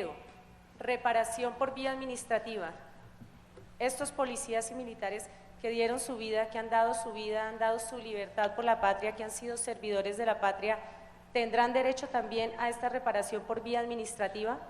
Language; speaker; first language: Spanish; native; Spanish